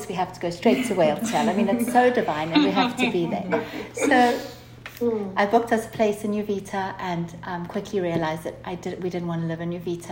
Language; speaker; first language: English; native; English